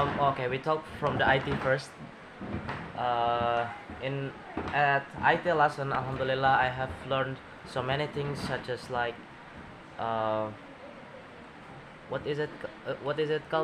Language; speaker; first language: English; non-native, learner; Indonesian